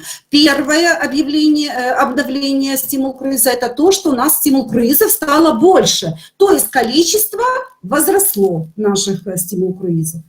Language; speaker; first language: Russian; native; Russian